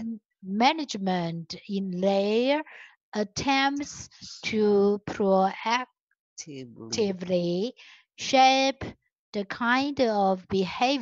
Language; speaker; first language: English; non-native, learner; Chinese